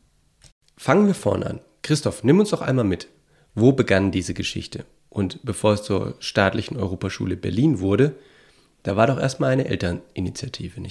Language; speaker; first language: German; native; German